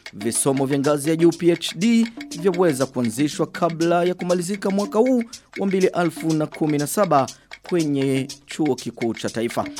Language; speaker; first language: Swahili; non-native, local second language; Rundi